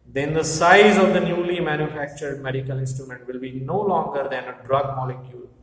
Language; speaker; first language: English; non-native, local second language; Gujarati